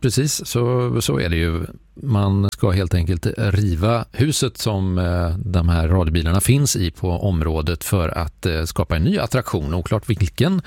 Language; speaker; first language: Swedish; native; Swedish